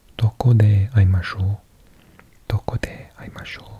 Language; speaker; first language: Japanese; non-native, learner; English